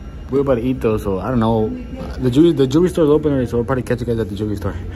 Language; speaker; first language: English; early bilingual, other home language; Spanish